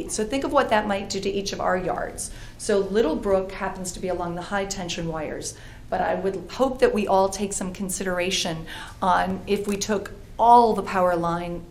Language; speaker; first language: English; native; English